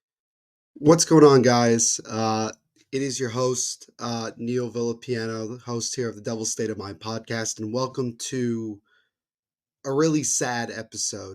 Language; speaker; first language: English; native; English